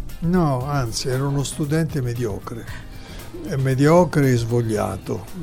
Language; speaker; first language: Italian; native; Italian